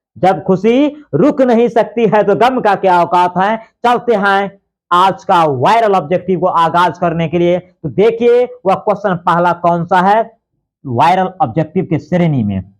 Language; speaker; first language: Hindi; native; Hindi